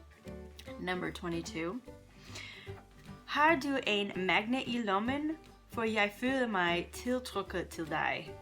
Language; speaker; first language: Danish; non-native, learner; English